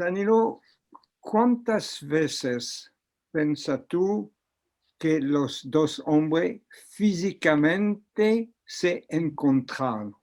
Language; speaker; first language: Spanish; non-native, learner; French